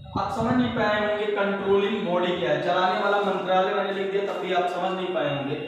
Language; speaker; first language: Hindi; native; Hindi